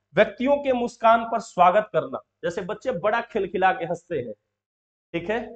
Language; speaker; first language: Hindi; native; Hindi